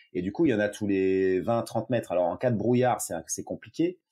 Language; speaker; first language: French; native; French